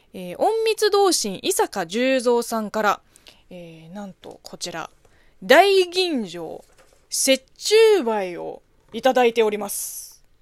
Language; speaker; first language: Japanese; non-native, fluent; Chinese